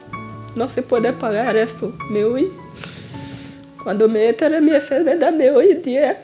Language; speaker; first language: Spanish; non-native, learner; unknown